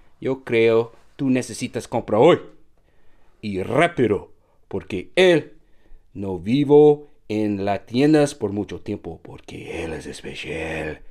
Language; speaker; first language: Spanish; non-native, learner; English